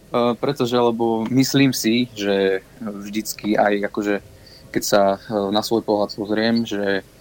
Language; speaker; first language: Slovak; native; Slovak